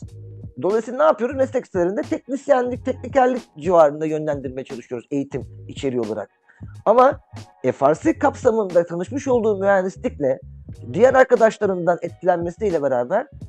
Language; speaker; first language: Turkish; native; Turkish